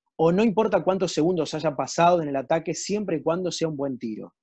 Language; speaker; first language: Spanish; native; Spanish